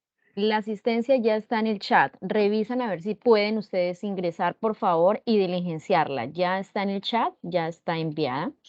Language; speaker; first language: Spanish; native; Spanish